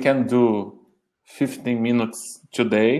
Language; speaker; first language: English; non-native, learner; Portuguese